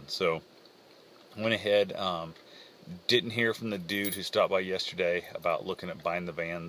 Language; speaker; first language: English; native; English